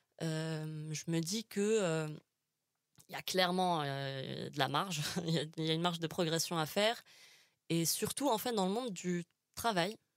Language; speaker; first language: French; non-native, local second language; Arabic